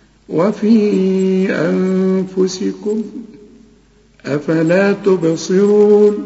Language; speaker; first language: Arabic; native; Arabic